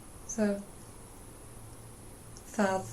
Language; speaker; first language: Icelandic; non-native, learner; English